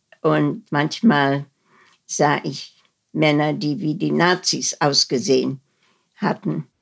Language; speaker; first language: German; early bilingual, heritage; German